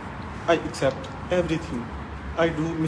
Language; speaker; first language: English; non-native, learner; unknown